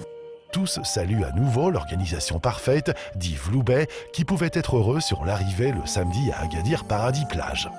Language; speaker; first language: French; native; French